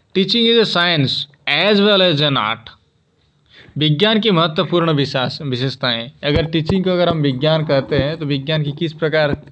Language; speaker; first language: Hindi; native; Hindi